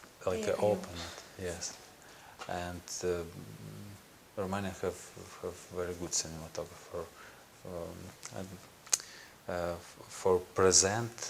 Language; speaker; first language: English; non-native, learner; Ukrainian